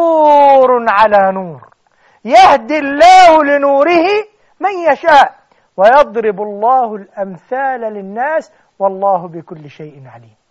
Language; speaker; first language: Arabic; native; Arabic